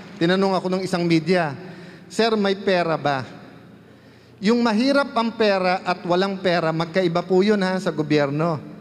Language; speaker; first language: Filipino; native; Filipino